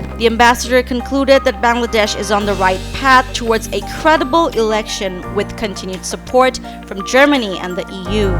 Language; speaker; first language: English; non-native, local second language; Bangla